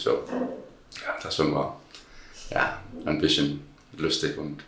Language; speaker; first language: German; non-native, learner; Danish